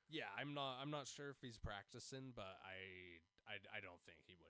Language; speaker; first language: English; native; English